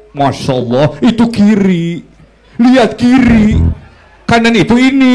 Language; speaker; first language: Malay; non-native, local second language; Sundanese